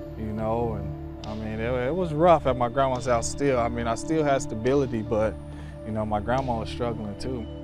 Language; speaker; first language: English; native; English